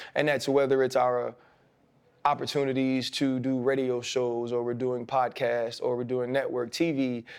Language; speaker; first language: English; native; English